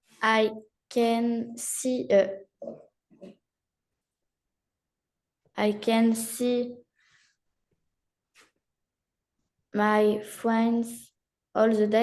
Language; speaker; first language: English; non-native, learner; French